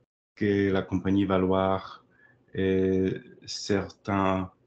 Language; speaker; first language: French; non-native, learner; English